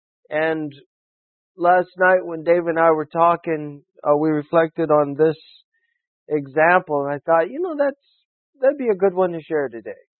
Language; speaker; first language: English; native; English